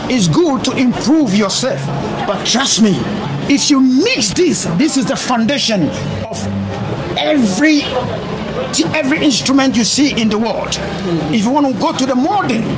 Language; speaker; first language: English; non-native, local second language; Ga